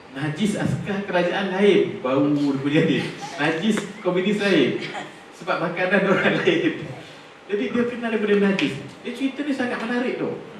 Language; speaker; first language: Malay; native; Malay